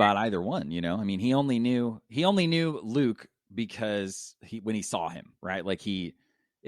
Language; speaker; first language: English; native; English